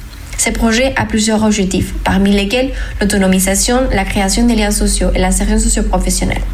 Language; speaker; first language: French; non-native, fluent; Spanish